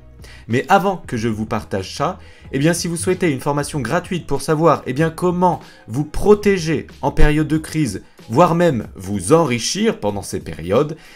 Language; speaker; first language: French; native; French